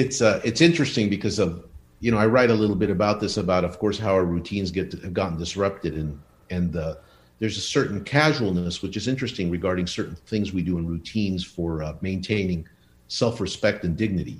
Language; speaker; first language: English; early bilingual, other home language; Spanish